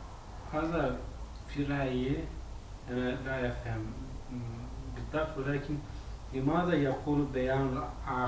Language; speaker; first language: Arabic; non-native, fluent; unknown